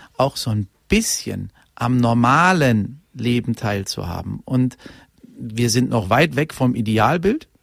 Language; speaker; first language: German; native; German